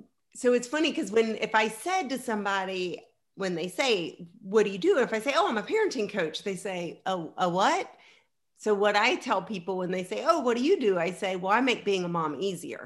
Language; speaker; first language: English; native; English